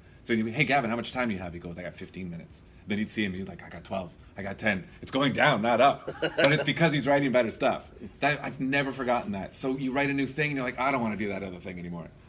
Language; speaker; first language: English; native; English